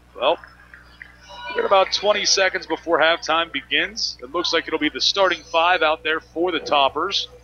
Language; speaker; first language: English; native; English